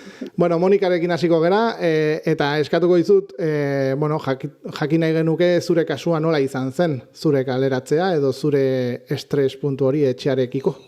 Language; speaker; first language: Basque; native; Basque